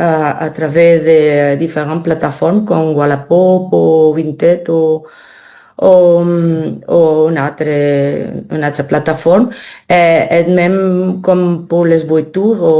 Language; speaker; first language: French; non-native, learner; Spanish